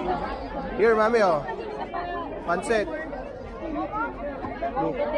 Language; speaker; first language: English; non-native, local second language; Filipino